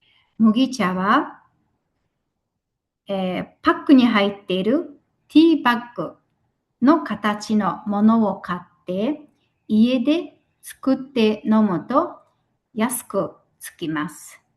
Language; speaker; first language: Japanese; non-native, fluent; Mongolian